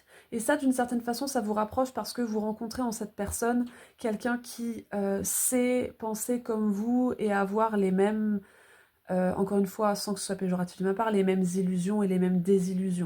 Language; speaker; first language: French; native; French